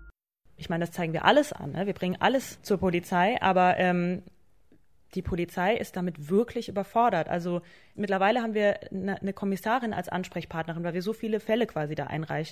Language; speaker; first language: German; native; German